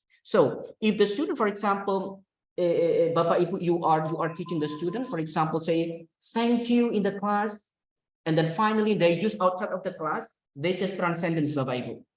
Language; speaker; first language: English; non-native, fluent; Indonesian